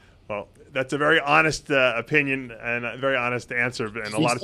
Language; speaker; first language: English; native; English